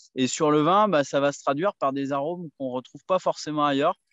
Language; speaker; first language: French; native; French